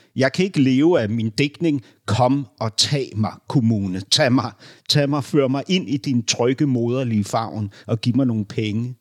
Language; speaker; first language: Danish; native; Danish